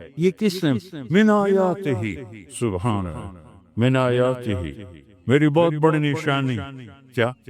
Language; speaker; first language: Urdu; non-native, local second language; Punjabi